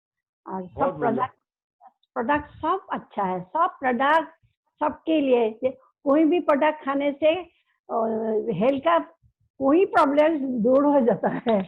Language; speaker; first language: Hindi; non-native, local second language; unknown